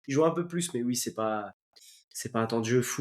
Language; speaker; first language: French; native; French